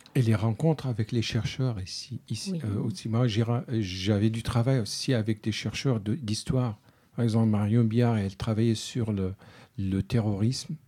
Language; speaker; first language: French; non-native, fluent; Arabic